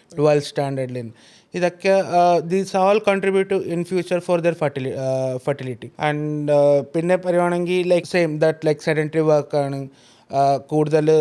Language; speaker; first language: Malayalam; early bilingual, heritage; Malayalam